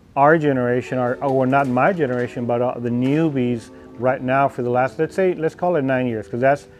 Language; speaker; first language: English; native; English